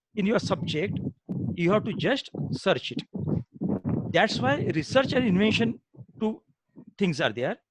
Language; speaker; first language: English; non-native, local second language; Marathi